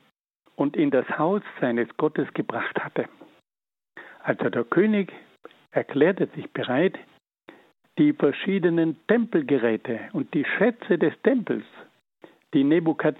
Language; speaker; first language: German; native; German